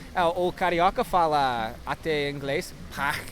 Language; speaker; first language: Portuguese; non-native, learner; English